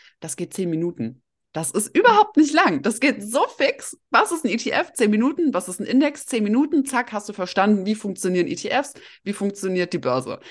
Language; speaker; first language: German; early bilingual, other home language; Russian